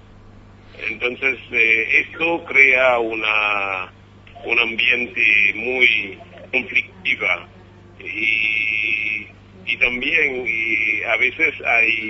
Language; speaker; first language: Spanish; non-native, fluent; Haitian Creole